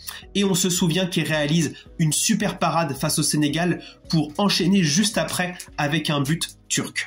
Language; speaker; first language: French; native; French